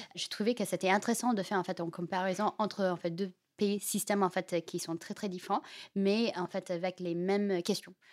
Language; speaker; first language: French; non-native, fluent; Chinese